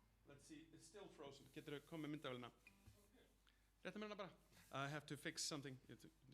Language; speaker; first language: Icelandic; native; Icelandic